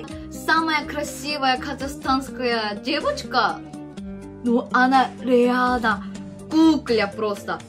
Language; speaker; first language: Russian; non-native, fluent; Korean